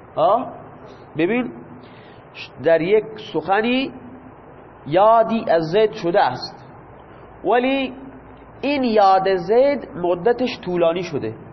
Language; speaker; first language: Persian; non-native, local second language; Baluchi